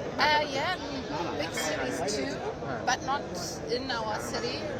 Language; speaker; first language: English; non-native, learner; German